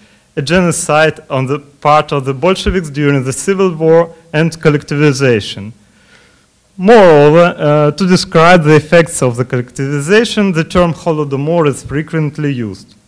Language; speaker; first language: English; non-native, fluent; Russian